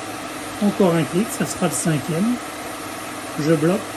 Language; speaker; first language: French; native; French